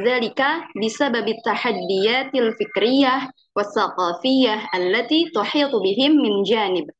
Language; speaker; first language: Arabic; non-native, learner; Indonesian